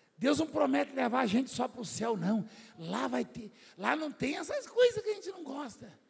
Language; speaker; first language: Portuguese; native; Portuguese